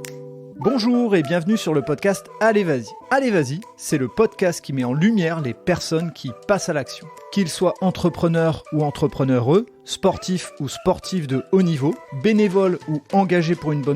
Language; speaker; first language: French; native; French